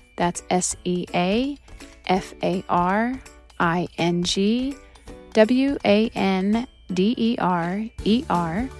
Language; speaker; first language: English; native; English